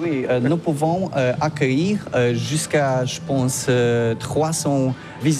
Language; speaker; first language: French; non-native, learner; Polish